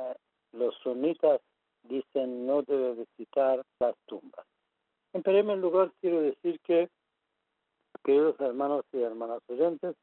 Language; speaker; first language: Spanish; non-native, fluent; Persian